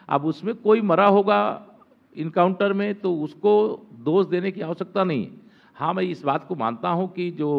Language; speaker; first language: Hindi; native; Hindi